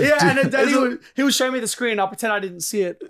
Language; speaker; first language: English; native; English